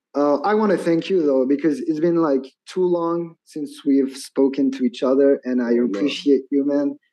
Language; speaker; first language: English; non-native, fluent; French